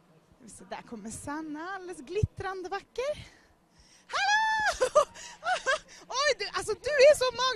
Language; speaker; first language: Swedish; native; Swedish